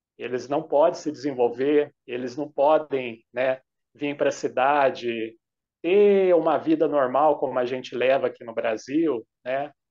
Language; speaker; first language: Portuguese; native; Portuguese